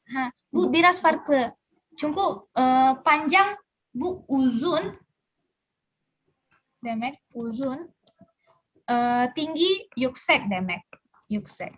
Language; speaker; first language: Turkish; non-native, learner; Indonesian